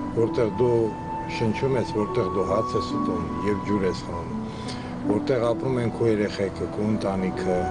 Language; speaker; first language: Armenian; non-native, fluent; Ukrainian